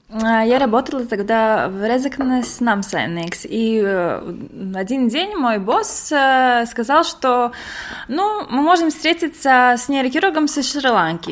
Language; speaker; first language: Russian; non-native, local second language; Latvian